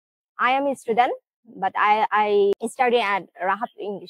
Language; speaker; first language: English; non-native, learner; Bangla